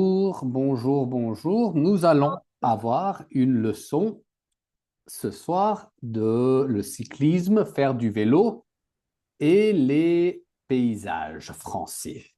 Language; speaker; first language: French; non-native, fluent; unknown